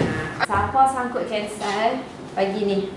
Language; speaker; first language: Malay; native; Malay